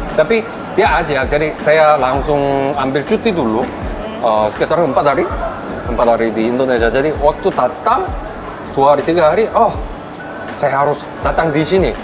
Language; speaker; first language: Indonesian; non-native, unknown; Korean